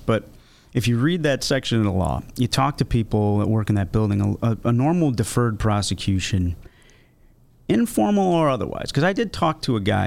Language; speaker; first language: English; native; English